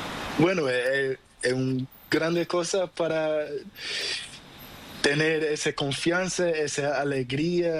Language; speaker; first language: Spanish; non-native, learner; Portuguese